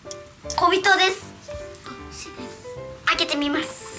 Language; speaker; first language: Japanese; native; Japanese